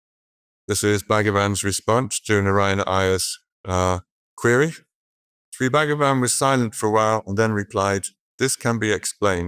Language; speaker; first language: English; native; English